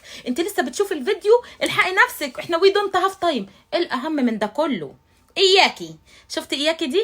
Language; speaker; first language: Arabic; native; Arabic